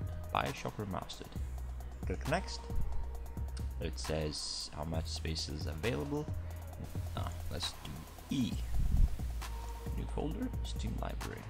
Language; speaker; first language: English; non-native, fluent; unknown